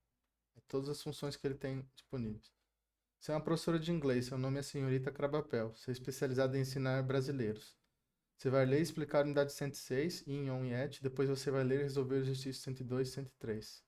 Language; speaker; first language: Portuguese; native; Portuguese